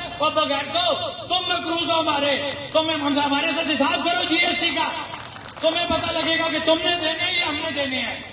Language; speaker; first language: Urdu; non-native, local second language; Pahari-Potwari